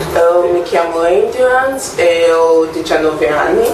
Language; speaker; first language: Italian; non-native, learner; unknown